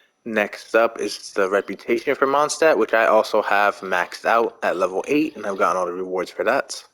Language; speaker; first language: English; native; English